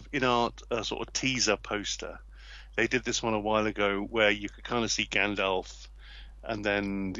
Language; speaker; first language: English; native; English